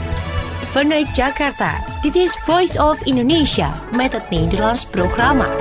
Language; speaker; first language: Dutch; non-native, learner; Indonesian